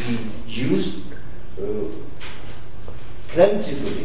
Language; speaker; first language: English; non-native, fluent; Persian